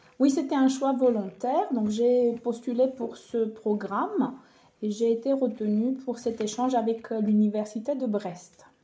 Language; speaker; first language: French; non-native, fluent; Romanian